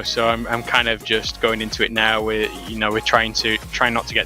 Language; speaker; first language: English; native; English